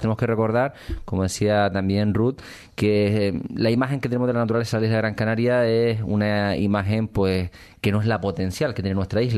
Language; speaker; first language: Spanish; native; Spanish